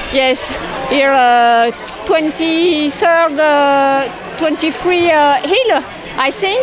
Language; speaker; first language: English; non-native, learner; French